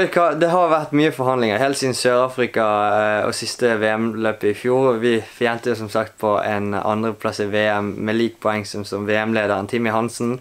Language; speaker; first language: Norwegian; native; Norwegian